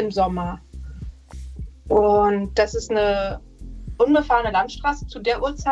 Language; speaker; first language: German; native; German